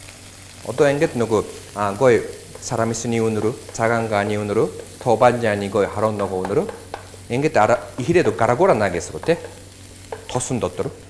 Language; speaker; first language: Mongolian; non-native, fluent; Japanese